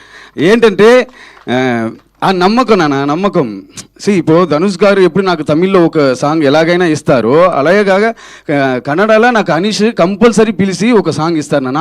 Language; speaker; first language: Telugu; early bilingual, other home language; Tamil